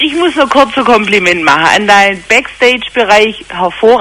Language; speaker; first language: German; native; German